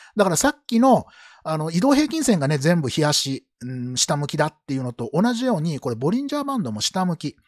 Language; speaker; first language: Japanese; native; Japanese